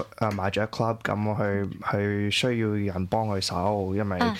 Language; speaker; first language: Chinese; early bilingual, heritage; Cantonese